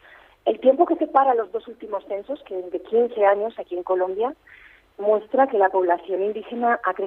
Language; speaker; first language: Spanish; native; Spanish